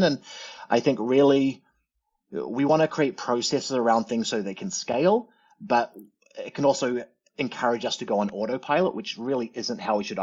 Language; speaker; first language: English; native; English